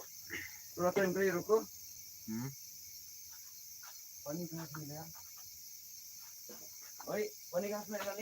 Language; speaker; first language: Hindi; non-native, local second language; Khasi